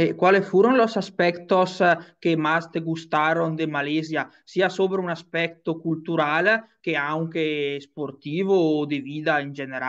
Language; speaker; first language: Spanish; non-native, learner; Italian